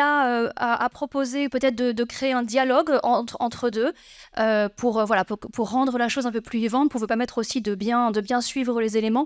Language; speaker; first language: French; native; French